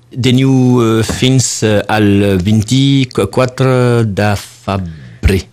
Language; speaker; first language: Catalan; non-native, learner; French